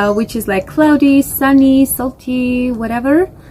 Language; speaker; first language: English; non-native, fluent; Georgian